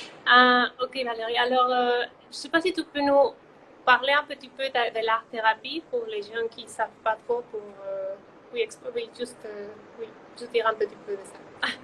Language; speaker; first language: French; non-native, fluent; Spanish